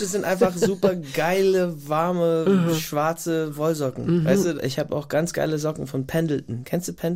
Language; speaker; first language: German; non-native, fluent; English